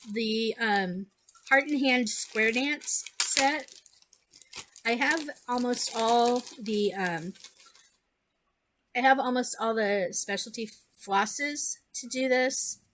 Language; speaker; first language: English; native; English